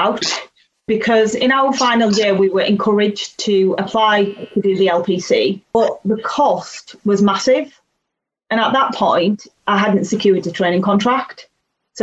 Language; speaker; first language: English; native; English